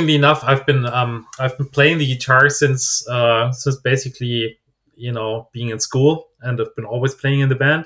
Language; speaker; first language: English; non-native, fluent; German